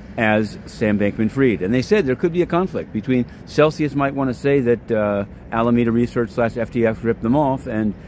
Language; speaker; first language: English; native; English